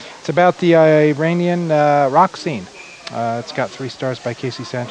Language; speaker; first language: English; native; English